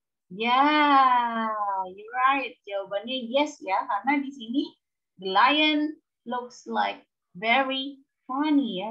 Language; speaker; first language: English; non-native, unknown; Indonesian